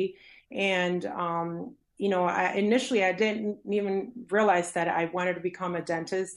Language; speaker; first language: English; early bilingual, other home language; Spanish